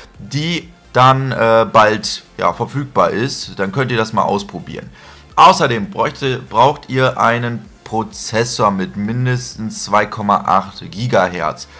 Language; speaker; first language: German; native; German